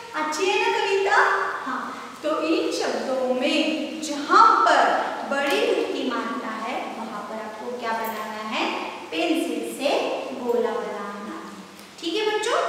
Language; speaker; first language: Hindi; non-native, local second language; Marathi